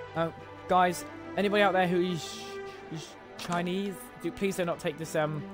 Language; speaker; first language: English; native; English